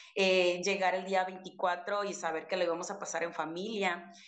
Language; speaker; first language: Spanish; native; Spanish